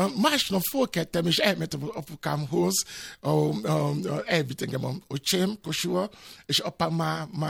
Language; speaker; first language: Hungarian; non-native, fluent; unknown